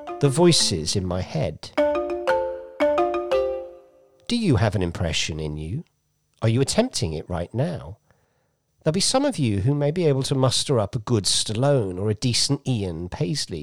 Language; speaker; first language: English; native; English